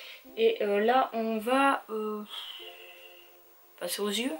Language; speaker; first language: French; native; French